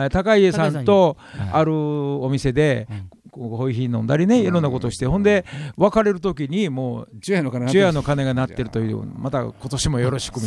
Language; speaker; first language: Japanese; native; Japanese